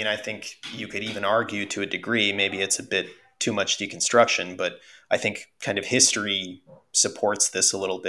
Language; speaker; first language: English; early bilingual, other home language; Russian